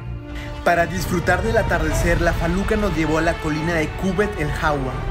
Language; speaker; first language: Spanish; native; Spanish